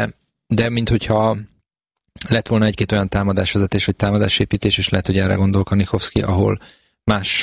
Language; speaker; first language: Hungarian; native; Hungarian